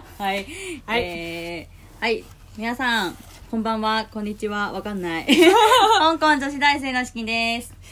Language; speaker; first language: Japanese; non-native, fluent; Cantonese